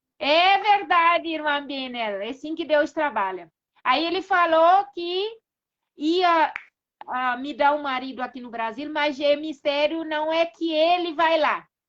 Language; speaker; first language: Portuguese; non-native, local second language; Kabuverdianu